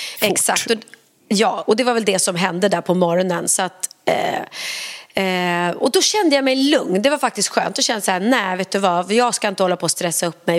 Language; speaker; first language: Swedish; native; Swedish